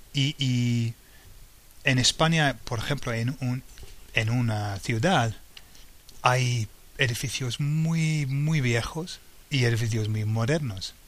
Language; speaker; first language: Spanish; non-native, fluent; English